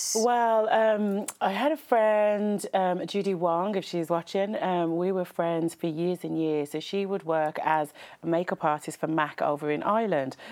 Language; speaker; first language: English; native; English